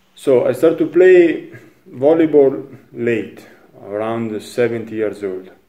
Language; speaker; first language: English; non-native, learner; Italian